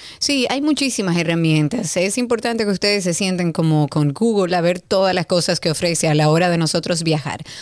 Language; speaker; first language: Spanish; native; Spanish